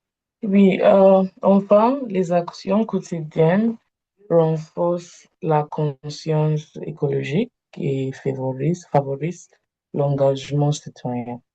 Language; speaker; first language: French; non-native, learner; Igbo